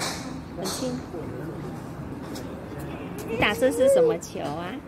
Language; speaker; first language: Chinese; native; Chinese